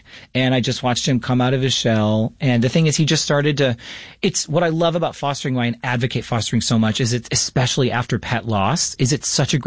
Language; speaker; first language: English; native; English